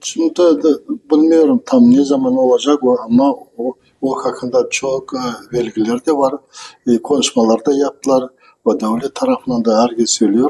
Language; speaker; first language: Turkish; non-native, learner; Kazakh